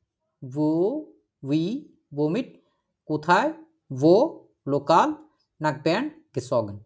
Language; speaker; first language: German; non-native, fluent; Bangla